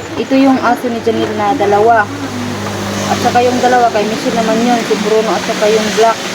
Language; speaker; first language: Filipino; non-native, local second language; Cebuano